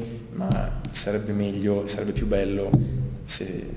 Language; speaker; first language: Italian; native; Italian